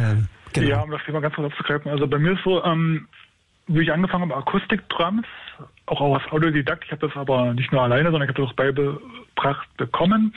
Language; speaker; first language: German; native; German